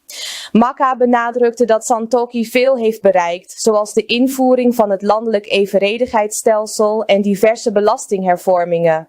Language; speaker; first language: Dutch; native; Dutch